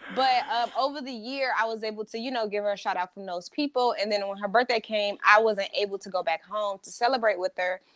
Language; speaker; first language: English; native; English